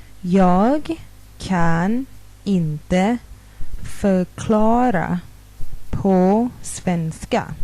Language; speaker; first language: Swedish; non-native, fluent; Thai